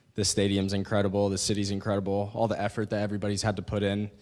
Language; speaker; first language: English; native; English